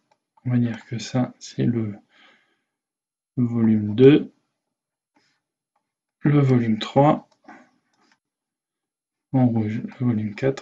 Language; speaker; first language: French; native; French